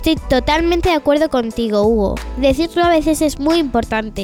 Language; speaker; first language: Spanish; native; Spanish